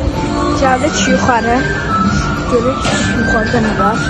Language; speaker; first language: Turkish; non-native, learner; Azerbaijani